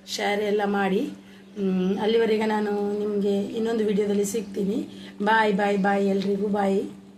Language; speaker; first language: Kannada; non-native, local second language; Tulu